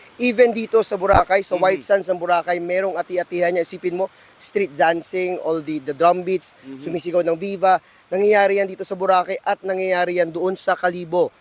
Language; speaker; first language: Filipino; non-native, local second language; Aklanon